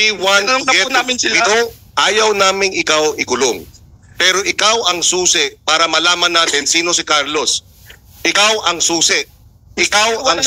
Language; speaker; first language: Filipino; native; Filipino